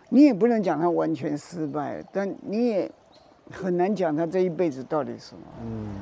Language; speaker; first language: Chinese; native; Chinese